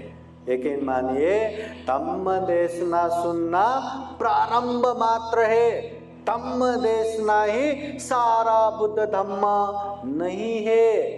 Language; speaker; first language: Hindi; non-native, local second language; Marathi